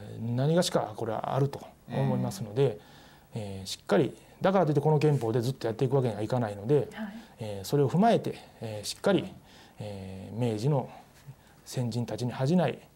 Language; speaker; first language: Japanese; native; Japanese